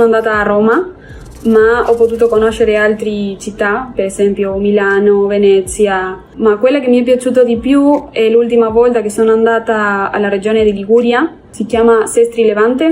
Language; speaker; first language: Italian; non-native, fluent; Spanish